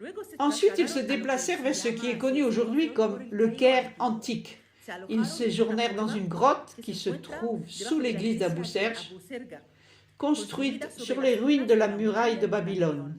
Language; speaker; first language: French; non-native, fluent; Arabic